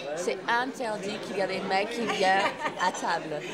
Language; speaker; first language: French; non-native, fluent; Spanish